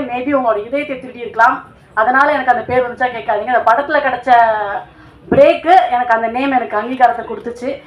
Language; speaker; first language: Tamil; non-native, local second language; Telugu